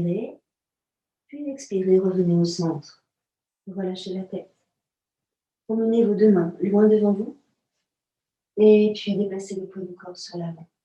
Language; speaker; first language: French; native; French